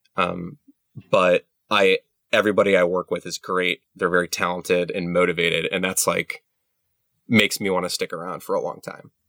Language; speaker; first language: English; native; English